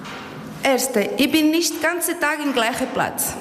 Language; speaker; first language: German; non-native, learner; Portuguese